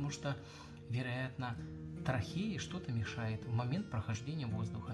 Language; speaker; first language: Russian; native; Russian